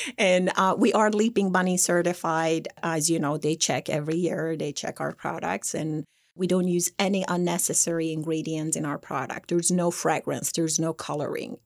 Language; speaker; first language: English; non-native, fluent; Persian